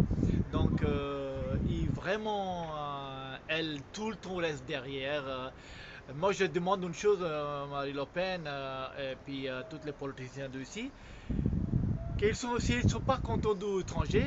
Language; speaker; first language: French; non-native, fluent; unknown